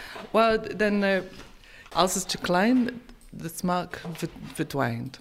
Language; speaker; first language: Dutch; non-native, learner; English